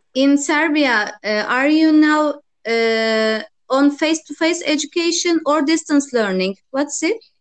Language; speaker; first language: English; non-native, learner; Turkish